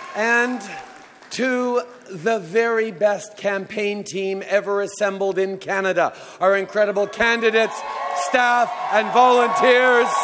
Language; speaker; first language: English; early bilingual, other home language; French